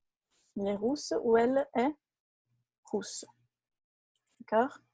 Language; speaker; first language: French; non-native, fluent; Portuguese